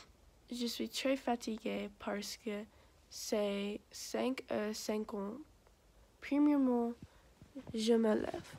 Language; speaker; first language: French; non-native, learner; English